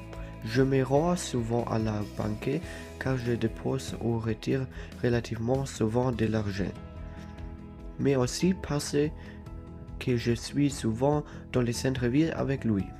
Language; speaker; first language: French; non-native, learner; German